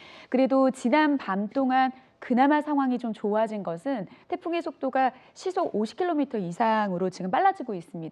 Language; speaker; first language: Korean; native; Korean